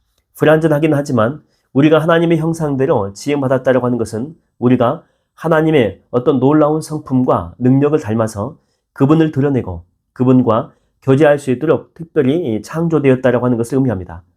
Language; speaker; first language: Korean; native; Korean